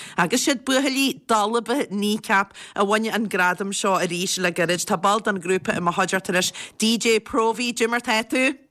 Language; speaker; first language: Irish; native; Irish